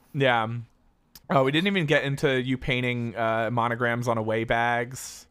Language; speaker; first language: English; native; English